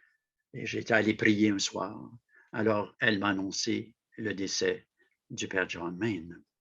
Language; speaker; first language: French; native; French